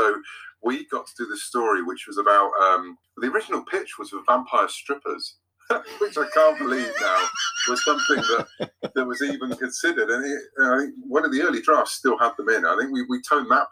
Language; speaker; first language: English; native; English